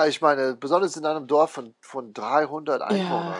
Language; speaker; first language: German; non-native, fluent; English